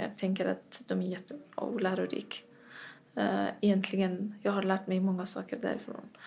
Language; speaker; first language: Swedish; non-native, fluent; Persian